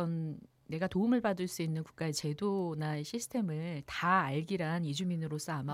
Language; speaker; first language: Korean; native; Korean